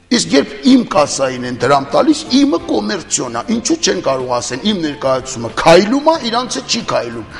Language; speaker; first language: Armenian; early bilingual, heritage; Armenian